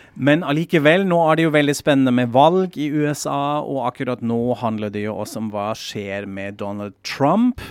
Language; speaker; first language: Norwegian; non-native, fluent; German